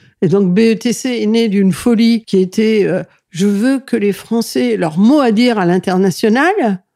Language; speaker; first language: French; early bilingual, other home language; Catalan